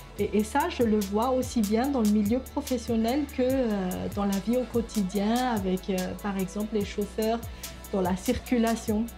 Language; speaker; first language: French; non-native, local second language; Malagasy